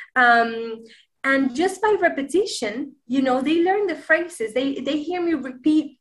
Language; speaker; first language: English; non-native, fluent; Spanish